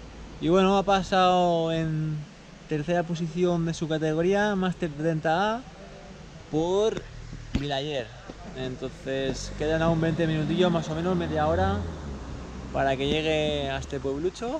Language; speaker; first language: Spanish; non-native, local second language; Catalan